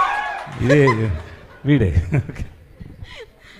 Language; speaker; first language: Telugu; non-native, learner; Tamil